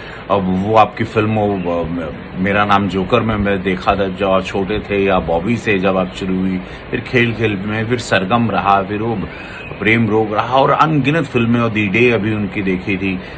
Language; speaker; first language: Hindi; native; Hindi